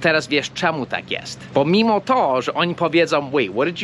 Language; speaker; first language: Polish; non-native, fluent; English